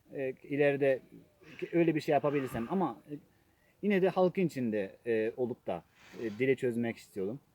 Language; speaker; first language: Turkish; non-native, fluent; Japanese